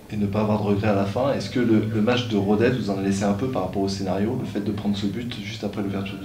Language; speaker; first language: French; native; French